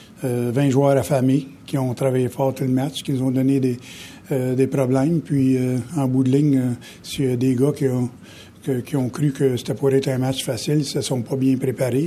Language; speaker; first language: French; native; French